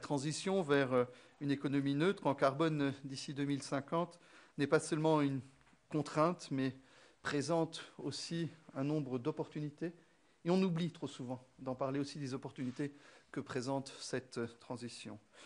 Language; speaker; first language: French; non-native, local second language; Luxembourgish